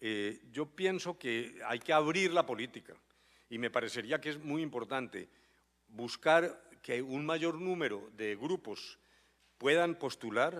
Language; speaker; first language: Spanish; native; Spanish